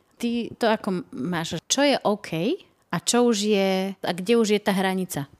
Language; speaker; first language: Slovak; native; Slovak